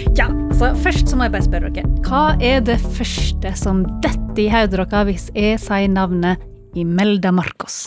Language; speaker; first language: Norwegian; early bilingual, other home language; Filipino